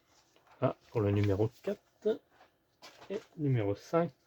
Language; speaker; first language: French; native; French